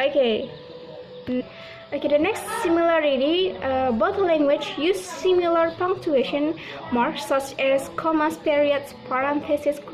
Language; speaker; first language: English; non-native, learner; Indonesian